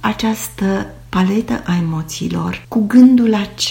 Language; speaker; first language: Romanian; native; Romanian